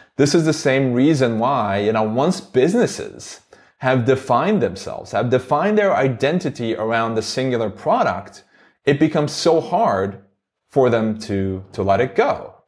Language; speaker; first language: English; non-native, fluent; Turkish